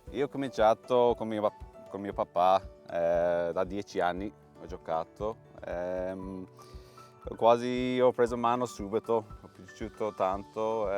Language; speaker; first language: Italian; non-native, learner; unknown